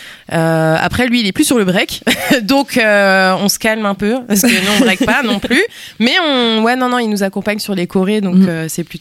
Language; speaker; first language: French; early bilingual, other home language; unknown